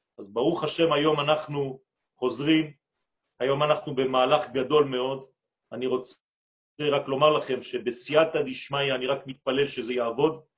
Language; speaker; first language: Hebrew; non-native, fluent; French